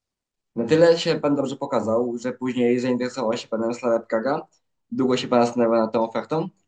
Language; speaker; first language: Polish; native; Polish